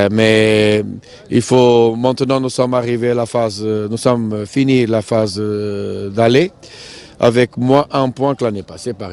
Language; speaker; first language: French; non-native, fluent; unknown